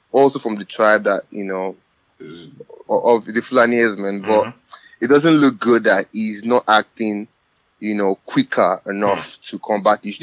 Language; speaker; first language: English; non-native, local second language; Yoruba